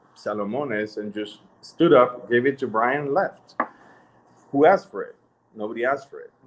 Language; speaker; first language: English; non-native, fluent; French